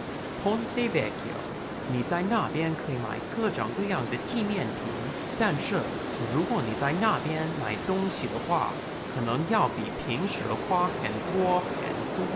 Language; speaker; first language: Chinese; non-native, fluent; English